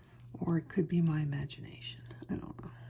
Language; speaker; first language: English; native; English